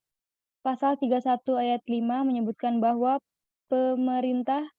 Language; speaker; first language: Indonesian; native; Indonesian